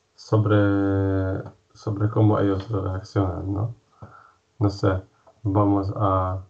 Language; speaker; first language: Spanish; non-native, fluent; Polish